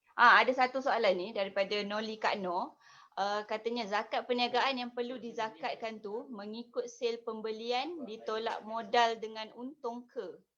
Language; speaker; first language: Malay; native; Malay